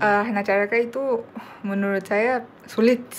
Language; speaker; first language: Indonesian; non-native, local second language; Korean